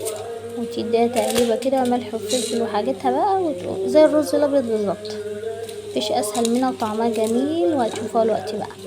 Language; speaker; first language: Arabic; native; Arabic